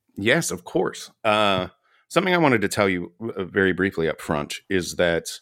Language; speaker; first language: English; native; English